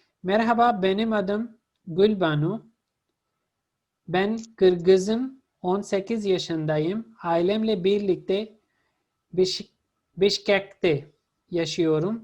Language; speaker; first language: Turkish; non-native, fluent; Urdu